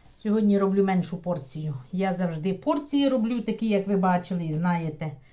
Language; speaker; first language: Ukrainian; non-native, local second language; Russian